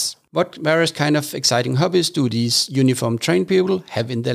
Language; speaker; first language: English; non-native, fluent; Danish